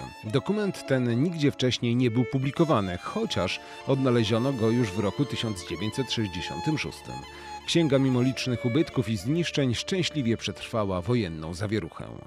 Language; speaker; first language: Polish; native; Polish